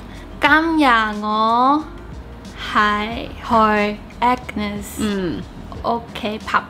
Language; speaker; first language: Cantonese; non-native, learner; Chinese